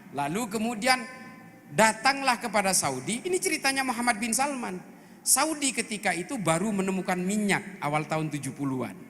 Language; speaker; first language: Indonesian; non-native, local second language; Madurese